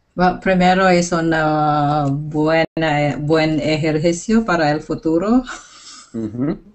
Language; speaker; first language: Spanish; non-native, learner; English